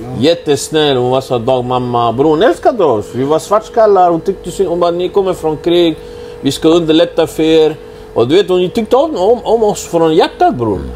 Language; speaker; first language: Swedish; early bilingual, other home language; Spanish